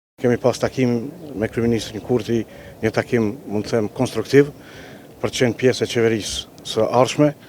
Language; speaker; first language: Albanian; non-native, local second language; Romany